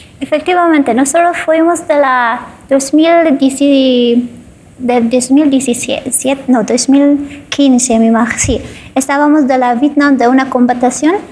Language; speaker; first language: Spanish; non-native, learner; Persian